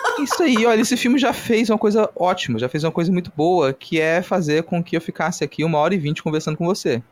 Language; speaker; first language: Portuguese; native; Portuguese